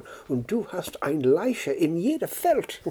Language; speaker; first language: German; non-native, learner; English